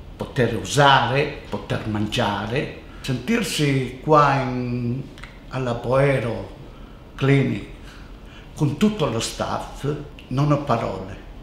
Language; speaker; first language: Italian; native; Italian